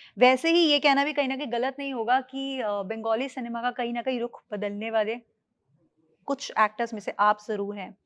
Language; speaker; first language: Hindi; native; Hindi